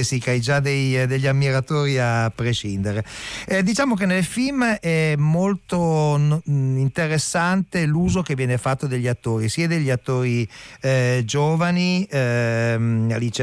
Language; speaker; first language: Italian; native; Italian